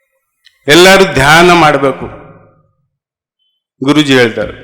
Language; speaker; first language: Kannada; non-native, local second language; Odia